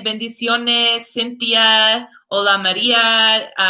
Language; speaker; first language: Spanish; non-native, learner; English